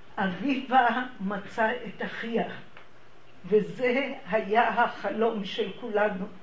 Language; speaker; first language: Hebrew; early bilingual, other home language; Hungarian